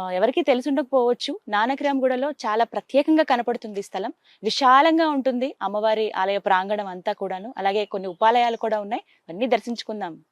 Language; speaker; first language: Telugu; native; Telugu